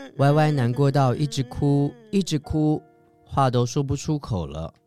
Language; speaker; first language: Chinese; native; Chinese